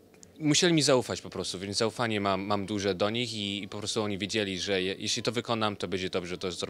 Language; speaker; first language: Polish; early bilingual, heritage; Polish